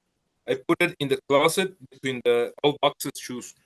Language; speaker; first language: English; non-native, learner; Spanish